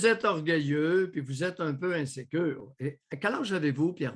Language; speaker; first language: French; native; French